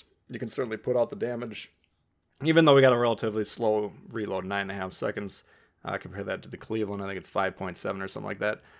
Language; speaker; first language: English; native; English